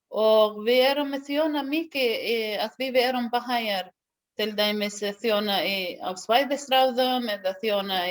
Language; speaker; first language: Icelandic; non-native, learner; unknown